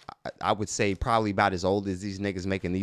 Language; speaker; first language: English; native; English